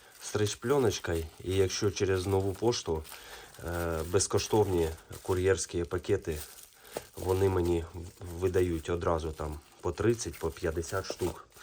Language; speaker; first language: Ukrainian; non-native, local second language; Russian